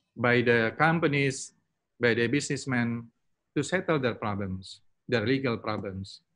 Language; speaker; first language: English; non-native, fluent; Indonesian